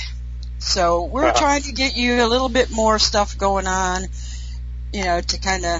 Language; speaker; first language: English; native; English